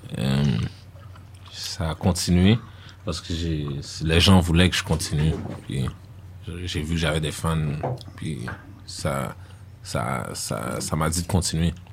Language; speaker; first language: French; native; French